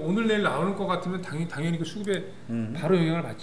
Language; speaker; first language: Korean; native; Korean